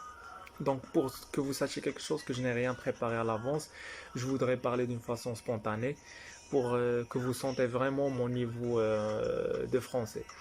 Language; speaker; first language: French; non-native, fluent; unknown